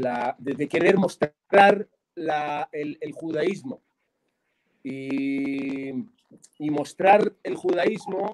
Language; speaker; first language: Spanish; non-native, fluent; Hebrew